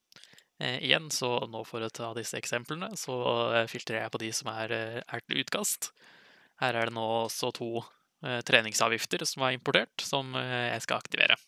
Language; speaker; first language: Norwegian; native; Norwegian